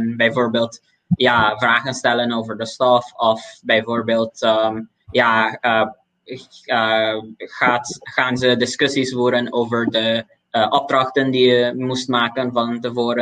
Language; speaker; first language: Dutch; non-native, local second language; Papiamento